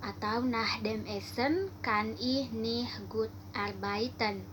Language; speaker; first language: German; non-native, learner; Indonesian